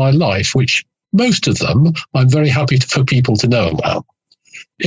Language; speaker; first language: English; native; English